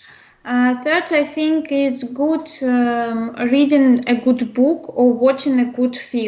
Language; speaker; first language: English; non-native, learner; Russian